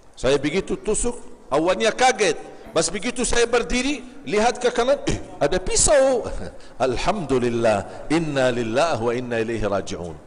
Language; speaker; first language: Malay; non-native, fluent; Arabic